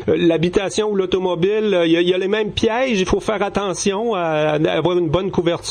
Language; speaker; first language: French; native; French